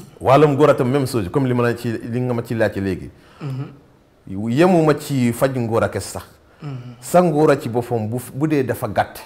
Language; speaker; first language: Wolof; non-native, local second language; Bambara